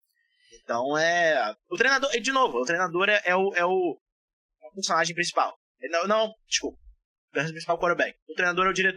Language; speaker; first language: Portuguese; native; Portuguese